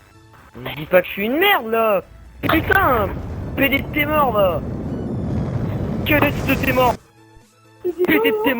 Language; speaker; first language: French; native; French